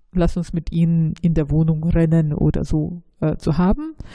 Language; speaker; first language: German; early bilingual, other home language; Russian